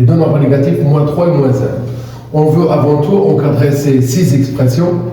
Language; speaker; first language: French; non-native, local second language; Arabic